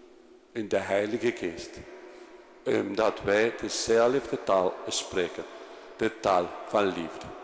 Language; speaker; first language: Dutch; non-native, fluent; Spanish